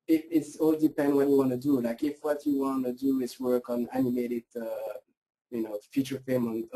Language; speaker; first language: English; non-native, fluent; French